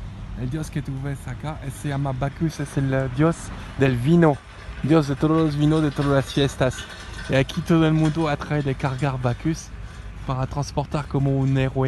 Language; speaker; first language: Spanish; non-native, learner; French